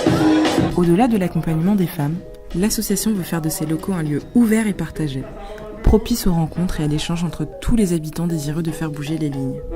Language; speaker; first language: French; native; French